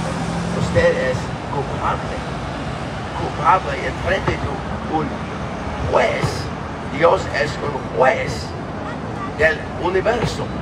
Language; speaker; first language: Spanish; non-native, learner; English